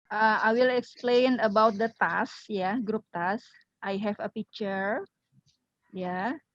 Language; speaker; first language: English; non-native, fluent; Indonesian